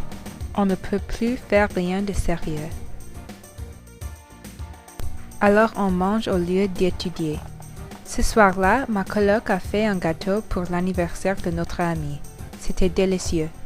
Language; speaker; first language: French; non-native, learner; English